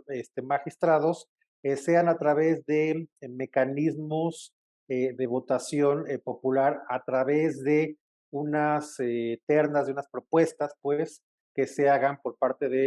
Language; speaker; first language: Spanish; native; Spanish